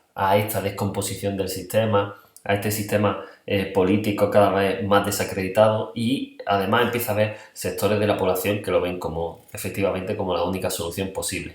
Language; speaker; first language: Spanish; native; Spanish